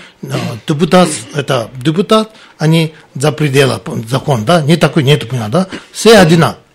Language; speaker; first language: Russian; non-native, learner; Tibetan